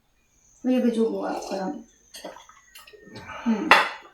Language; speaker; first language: Korean; non-native, learner; Bangla